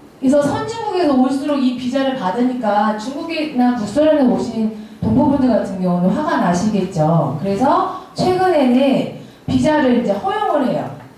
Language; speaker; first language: Korean; native; Korean